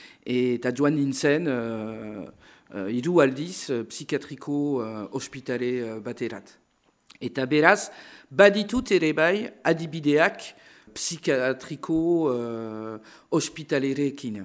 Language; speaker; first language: Basque; non-native, local second language; French